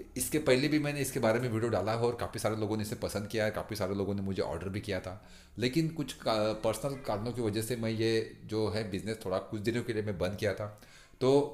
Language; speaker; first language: Hindi; non-native, local second language; Marathi